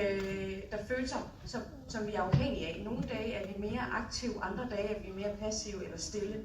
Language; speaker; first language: Danish; early bilingual, other home language; Hindi